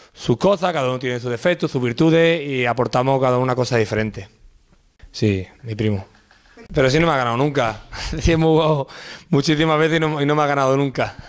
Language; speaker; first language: Spanish; native; Spanish